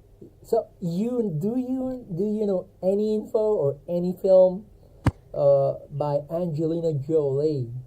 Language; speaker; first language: English; non-native, fluent; Filipino